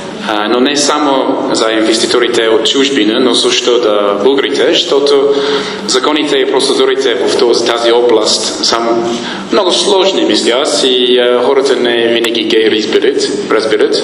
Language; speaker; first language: Bulgarian; non-native, fluent; English